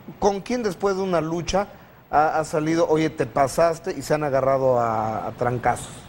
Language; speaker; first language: Spanish; native; Spanish